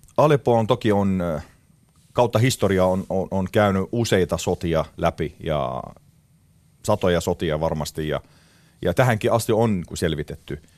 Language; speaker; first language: Finnish; non-native, fluent; Arabic